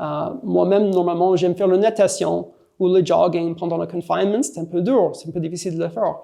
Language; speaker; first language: French; non-native, fluent; English